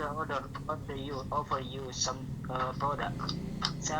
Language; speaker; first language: English; non-native, learner; Indonesian